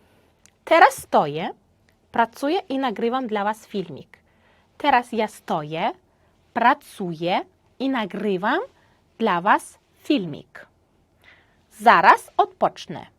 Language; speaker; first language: Polish; non-native, fluent; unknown